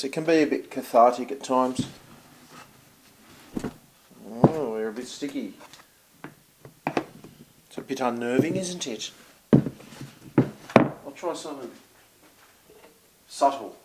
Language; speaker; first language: English; native; English